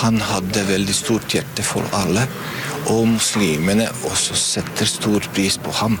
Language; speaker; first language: Norwegian; non-native, fluent; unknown